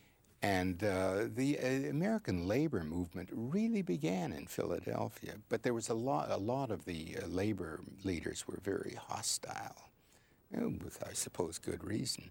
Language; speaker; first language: English; native; English